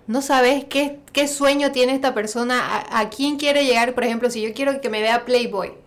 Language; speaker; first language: Spanish; native; Spanish